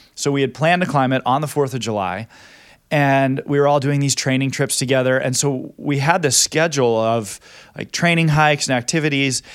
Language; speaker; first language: English; native; English